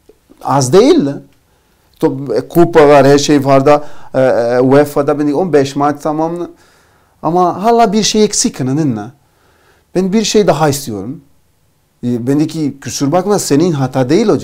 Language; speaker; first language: Turkish; non-native, learner; Portuguese